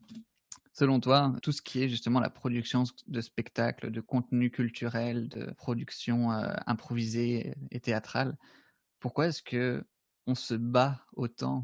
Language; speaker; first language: French; native; French